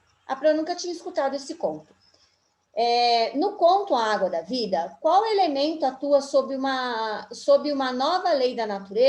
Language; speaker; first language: Portuguese; native; Portuguese